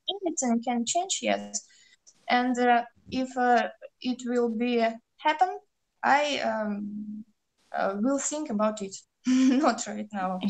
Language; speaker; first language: English; non-native, learner; Russian